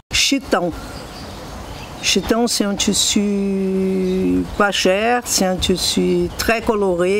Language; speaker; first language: French; non-native, fluent; Portuguese